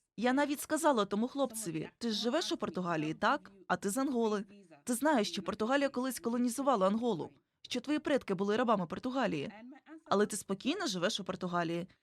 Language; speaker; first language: Ukrainian; non-native, fluent; Igbo